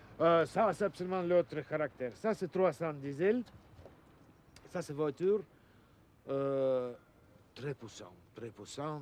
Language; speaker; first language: French; non-native, learner; Russian